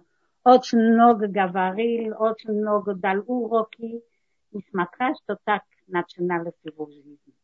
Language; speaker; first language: Russian; non-native, learner; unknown